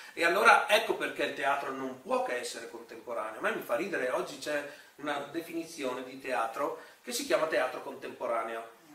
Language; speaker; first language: Italian; native; Italian